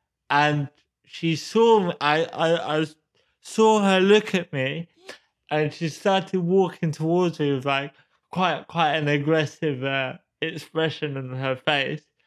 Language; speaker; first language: English; native; English